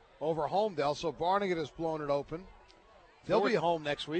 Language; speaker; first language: English; native; English